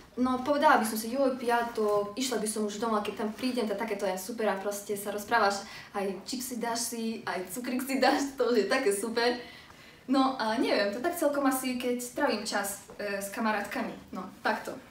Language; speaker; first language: Slovak; early bilingual, other home language; Ukrainian